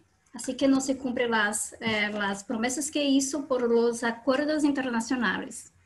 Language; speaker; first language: Spanish; non-native, learner; Portuguese